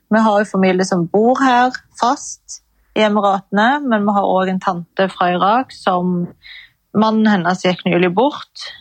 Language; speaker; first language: Norwegian; early bilingual, other home language; Arabic